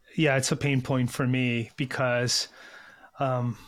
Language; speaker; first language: English; early bilingual, other home language; Korean